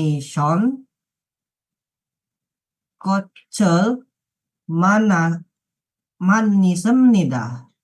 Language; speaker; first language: Korean; non-native, learner; Indonesian